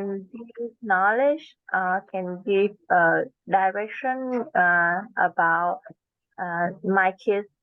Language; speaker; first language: English; non-native, learner; Vietnamese